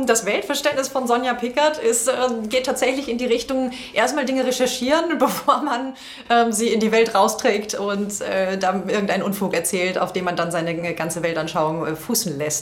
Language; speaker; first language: German; native; German